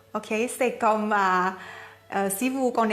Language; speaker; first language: French; non-native, learner; Thai